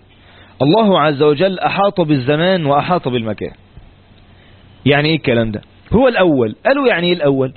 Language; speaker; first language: Arabic; native; Arabic